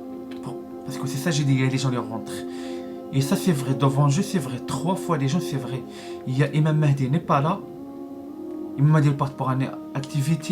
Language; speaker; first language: French; non-native, learner; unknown